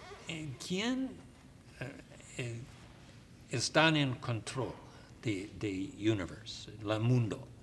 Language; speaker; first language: Spanish; non-native, learner; English